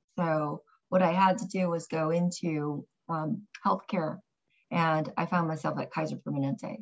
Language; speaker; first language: English; early bilingual, other home language; Korean